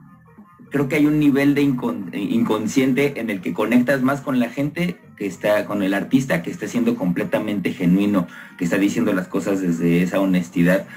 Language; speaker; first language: Spanish; native; Spanish